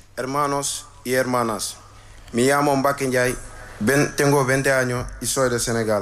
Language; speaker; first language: Spanish; non-native, fluent; Wolof